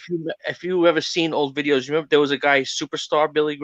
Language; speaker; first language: English; native; English